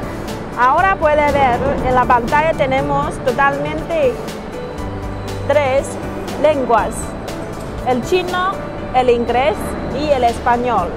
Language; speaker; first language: Spanish; non-native, learner; Chinese